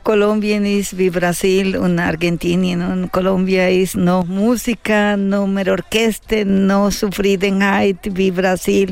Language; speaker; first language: German; non-native, learner; Spanish